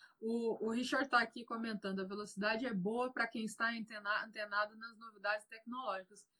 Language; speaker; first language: Portuguese; native; Portuguese